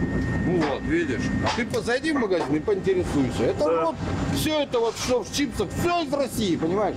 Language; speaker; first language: Russian; native; Russian